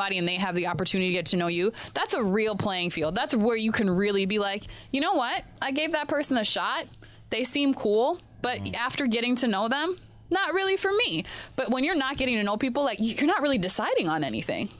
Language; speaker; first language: English; native; English